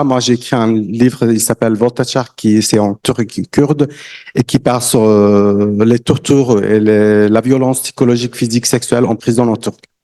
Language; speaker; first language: French; non-native, learner; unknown